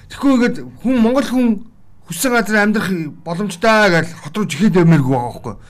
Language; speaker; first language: Mongolian; native; Mongolian